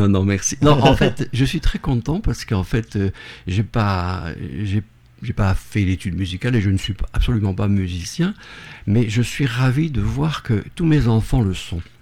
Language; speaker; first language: French; native; French